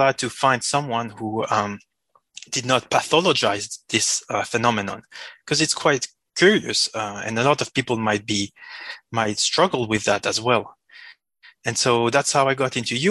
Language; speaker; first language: English; non-native, fluent; French